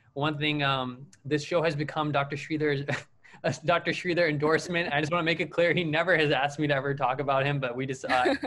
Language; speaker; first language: English; native; English